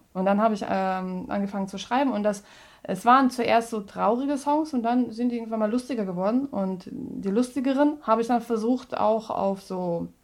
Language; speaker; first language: German; non-native, fluent; Russian